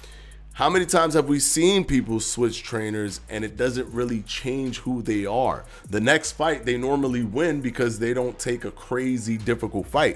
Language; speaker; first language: English; native; English